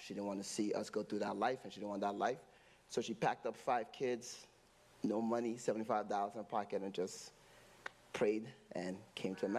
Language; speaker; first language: English; non-native, local second language; Igbo